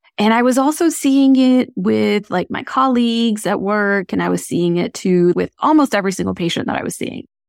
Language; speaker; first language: English; early bilingual, other home language; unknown